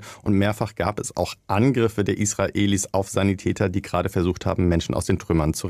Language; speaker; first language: German; native; German